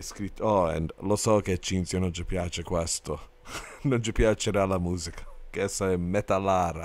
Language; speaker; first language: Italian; non-native, learner; English